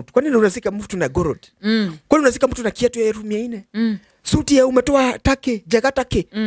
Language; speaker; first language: Swahili; non-native, local second language; Kikuyu